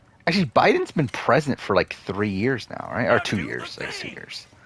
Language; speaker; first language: English; native; English